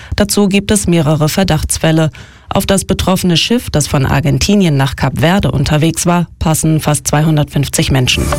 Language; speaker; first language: German; native; German